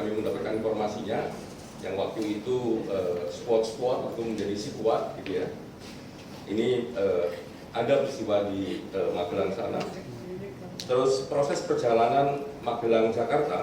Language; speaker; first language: Indonesian; native; Indonesian